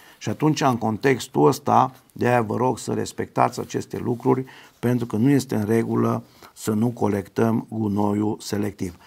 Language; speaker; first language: Romanian; native; Romanian